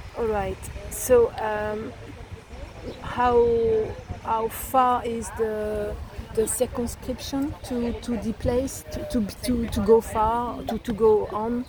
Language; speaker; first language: English; non-native, fluent; French